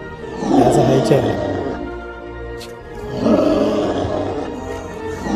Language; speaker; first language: Malayalam; native; Malayalam